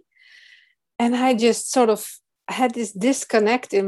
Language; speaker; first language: English; non-native, fluent; Dutch